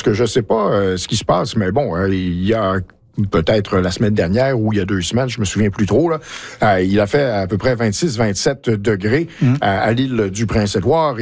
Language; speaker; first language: French; native; French